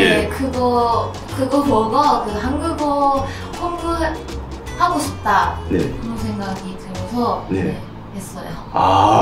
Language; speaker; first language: Korean; non-native, fluent; Japanese